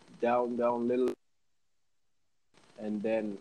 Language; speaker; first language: English; native; English